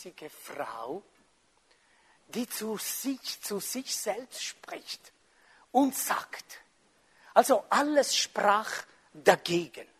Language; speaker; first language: German; non-native, fluent; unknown